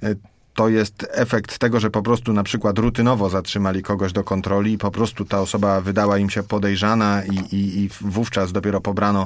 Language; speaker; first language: Polish; native; Polish